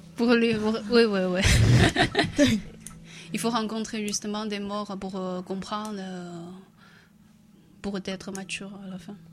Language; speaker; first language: French; non-native, learner; Chinese